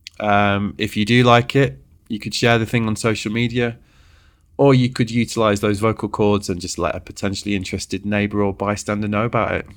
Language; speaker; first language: English; native; English